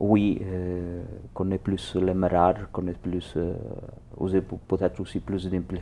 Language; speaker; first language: French; non-native, learner; Italian